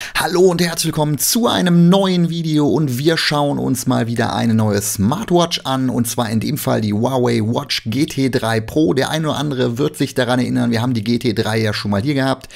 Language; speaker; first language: German; native; German